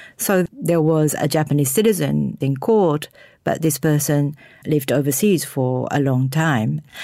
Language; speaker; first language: English; non-native, fluent; Japanese